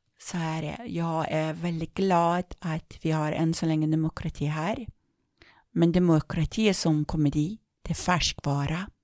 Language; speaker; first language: Swedish; non-native, fluent; Persian